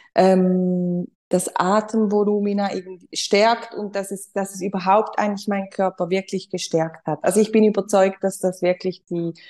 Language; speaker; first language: German; non-native, fluent; Spanish